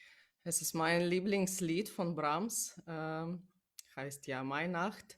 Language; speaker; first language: German; non-native, learner; Russian